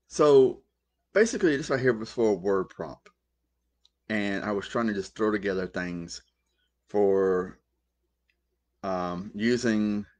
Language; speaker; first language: English; native; English